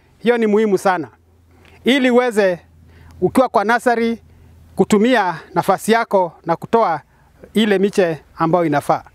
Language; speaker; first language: Swahili; non-native, local second language; Kikuyu